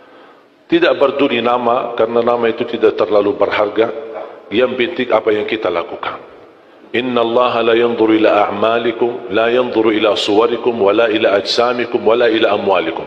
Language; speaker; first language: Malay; non-native, fluent; Arabic